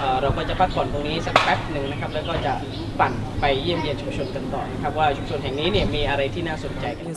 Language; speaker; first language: Thai; native; Thai